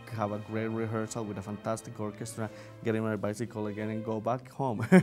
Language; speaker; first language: English; non-native, fluent; Spanish